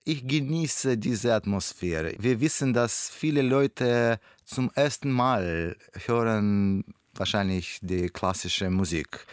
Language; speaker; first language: German; non-native, learner; Russian